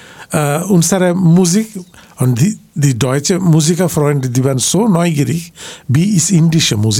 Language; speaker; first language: German; non-native, learner; Bangla